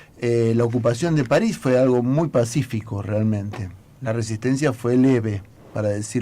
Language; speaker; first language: Spanish; native; Spanish